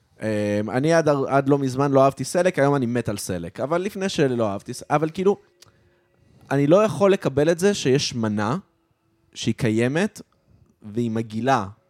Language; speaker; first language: Hebrew; native; Hebrew